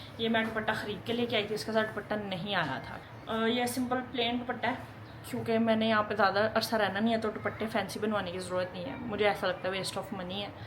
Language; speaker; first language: Urdu; native; Urdu